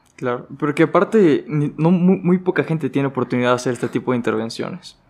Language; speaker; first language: Spanish; native; Spanish